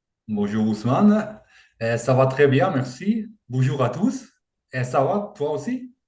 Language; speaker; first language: French; non-native, fluent; German